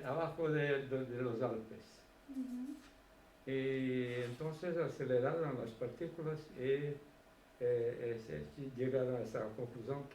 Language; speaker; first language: Spanish; non-native, fluent; Portuguese